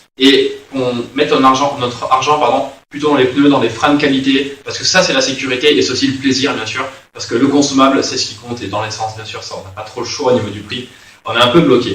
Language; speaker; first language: French; native; French